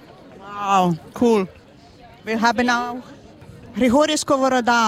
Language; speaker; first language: German; non-native, learner; Ukrainian